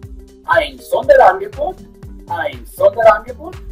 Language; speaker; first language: German; non-native, fluent; Spanish